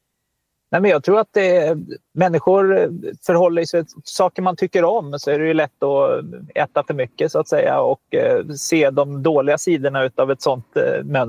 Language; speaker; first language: Swedish; native; Swedish